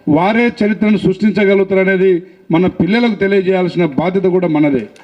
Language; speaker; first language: Telugu; native; Telugu